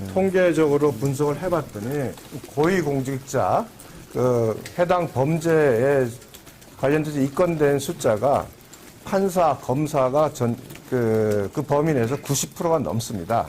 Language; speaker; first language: Korean; native; Korean